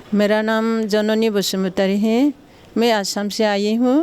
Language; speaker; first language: Hindi; non-native, local second language; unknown